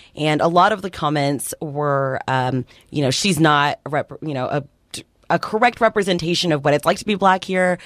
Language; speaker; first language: English; native; English